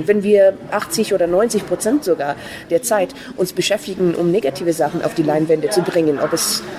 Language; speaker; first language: German; non-native, fluent; Persian